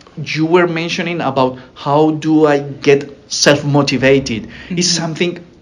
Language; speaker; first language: English; non-native, fluent; Spanish